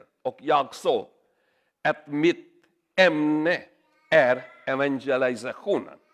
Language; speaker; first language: Swedish; non-native, learner; Urdu